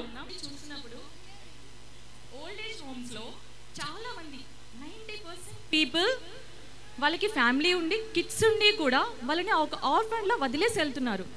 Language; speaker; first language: Telugu; native; Telugu